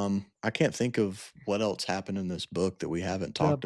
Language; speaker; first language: English; native; English